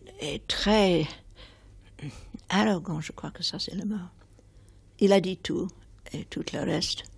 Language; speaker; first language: French; non-native, fluent; English